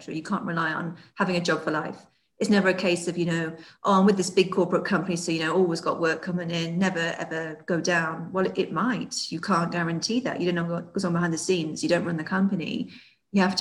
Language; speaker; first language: English; native; English